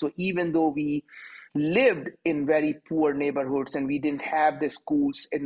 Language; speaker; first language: English; non-native, local second language; Hindi